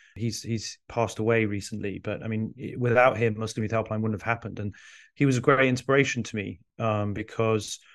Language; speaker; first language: English; early bilingual, other home language; Arabic